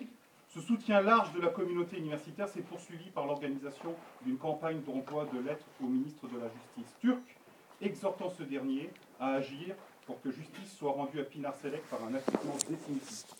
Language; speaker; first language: French; native; French